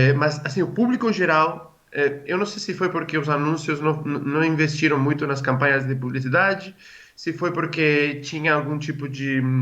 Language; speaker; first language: Portuguese; non-native, fluent; Spanish